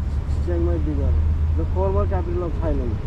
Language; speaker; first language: English; non-native, fluent; Nepali